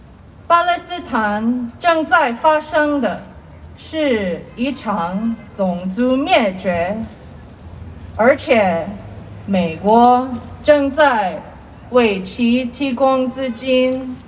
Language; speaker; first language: Chinese; non-native, fluent; Korean